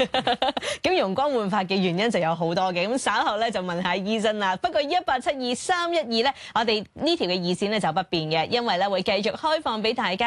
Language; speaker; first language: Cantonese; native; Cantonese